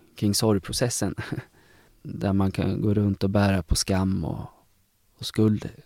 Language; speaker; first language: Swedish; native; Swedish